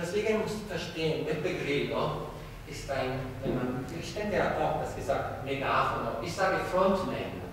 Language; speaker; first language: German; non-native, fluent; Italian